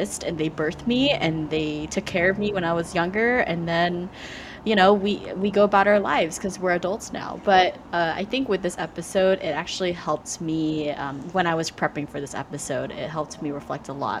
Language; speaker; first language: English; early bilingual, other home language; Vietnamese